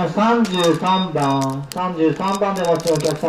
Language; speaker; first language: Japanese; native; Japanese